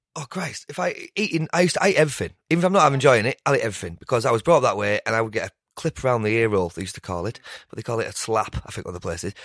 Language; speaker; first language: English; native; English